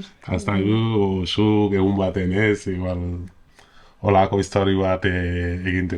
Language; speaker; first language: Basque; non-native, learner; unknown